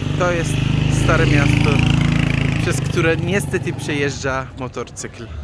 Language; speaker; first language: Polish; non-native, fluent; Persian